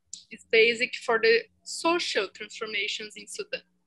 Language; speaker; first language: English; non-native, fluent; Portuguese